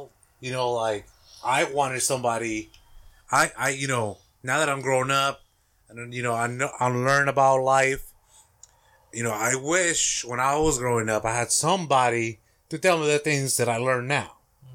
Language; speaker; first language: English; non-native, fluent; Spanish